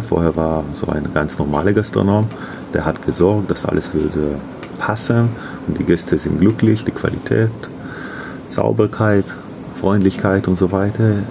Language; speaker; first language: German; non-native, learner; Hebrew